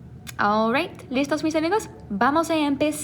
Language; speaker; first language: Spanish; non-native, fluent; English